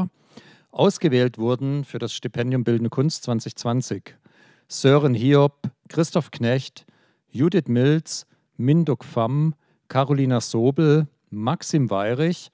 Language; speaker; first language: German; native; German